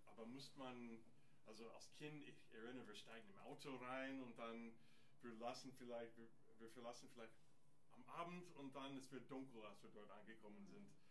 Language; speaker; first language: German; non-native, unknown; English